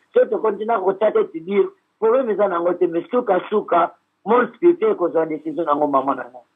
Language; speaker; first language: Lingala; non-native, local second language; Kongo